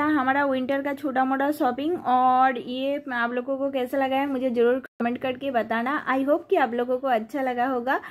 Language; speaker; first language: Hindi; non-native, local second language; Bangla